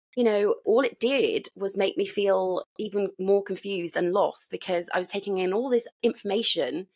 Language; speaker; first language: English; native; English